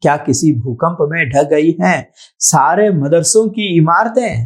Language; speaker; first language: Hindi; non-native, local second language; Telugu